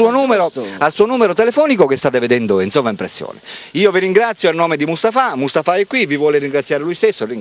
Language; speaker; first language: Italian; native; Italian